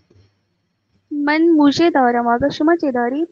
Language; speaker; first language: Persian; non-native, learner; Urdu